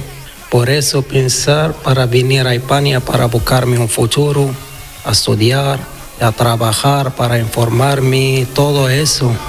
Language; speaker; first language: Spanish; non-native, learner; Arabic